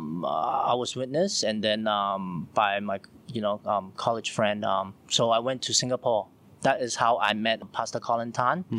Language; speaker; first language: English; non-native, local second language; Cantonese